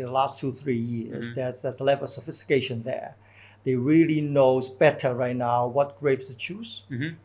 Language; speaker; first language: English; non-native, local second language; Cantonese